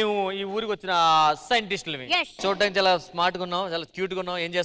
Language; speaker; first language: Telugu; native; Telugu